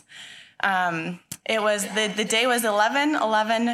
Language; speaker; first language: English; native; English